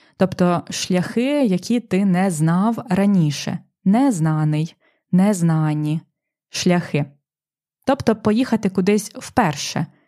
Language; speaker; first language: Ukrainian; native; Ukrainian